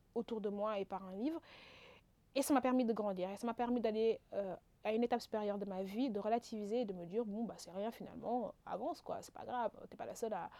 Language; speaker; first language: French; non-native, local second language; Wolof